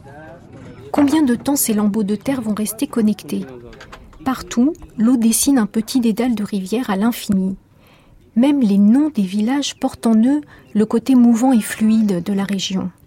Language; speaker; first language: French; native; French